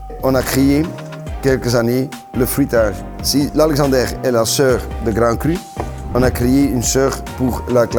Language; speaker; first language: French; non-native, local second language; Dutch